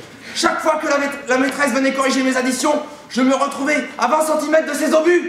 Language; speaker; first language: French; native; French